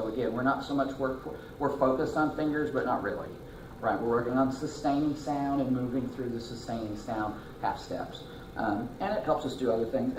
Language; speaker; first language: English; native; English